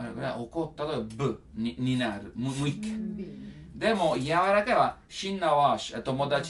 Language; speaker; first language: Japanese; non-native, learner; Italian